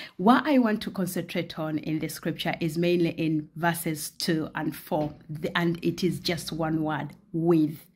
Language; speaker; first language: English; non-native, local second language; Ganda